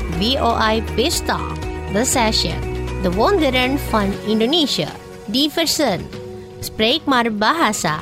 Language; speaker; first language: Dutch; non-native, fluent; Indonesian